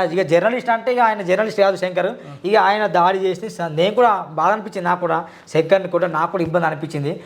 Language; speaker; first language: Telugu; non-native, local second language; Marathi